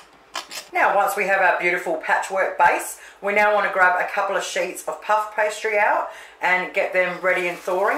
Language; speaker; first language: English; native; English